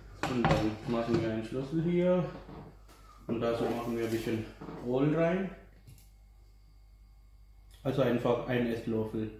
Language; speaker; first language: German; non-native, learner; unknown